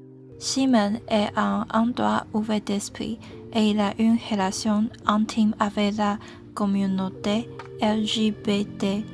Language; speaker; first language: French; non-native, learner; Chinese